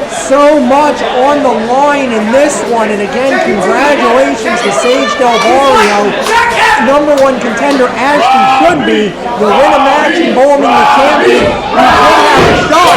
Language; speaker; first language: English; native; English